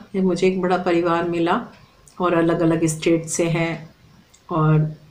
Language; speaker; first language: Hindi; native; Hindi